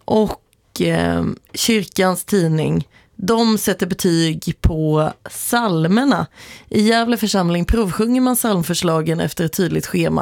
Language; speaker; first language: Swedish; native; Swedish